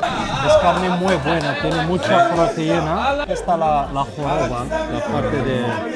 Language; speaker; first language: Spanish; non-native, fluent; Arabic